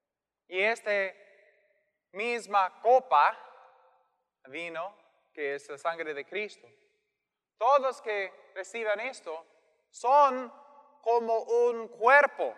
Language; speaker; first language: Spanish; non-native, fluent; English